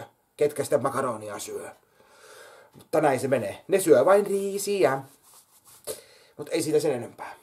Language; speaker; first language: Finnish; native; Finnish